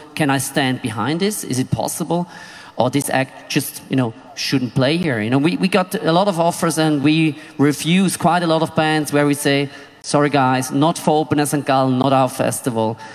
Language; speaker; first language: English; non-native, fluent; Swiss German